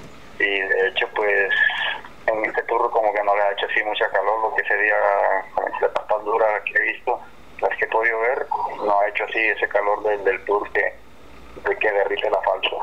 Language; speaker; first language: Spanish; native; Spanish